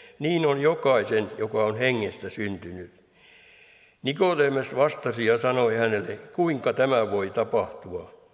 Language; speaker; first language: Finnish; native; Finnish